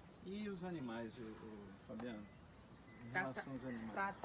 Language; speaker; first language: Portuguese; native; Portuguese